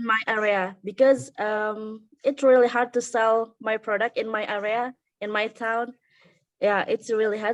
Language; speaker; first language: English; non-native, learner; Indonesian